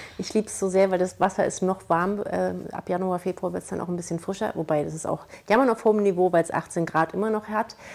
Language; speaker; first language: German; native; German